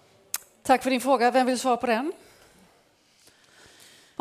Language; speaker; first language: Swedish; native; Swedish